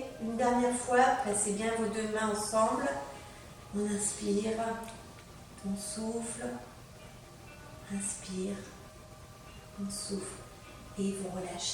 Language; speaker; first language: French; native; French